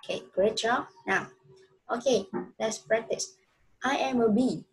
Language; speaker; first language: English; non-native, fluent; Vietnamese